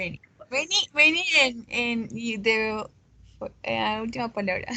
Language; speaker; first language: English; non-native, learner; Spanish